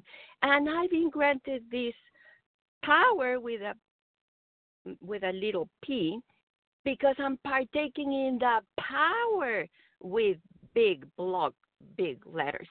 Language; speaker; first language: English; non-native, fluent; Spanish